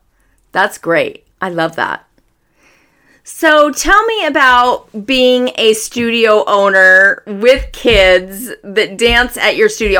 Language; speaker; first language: English; native; English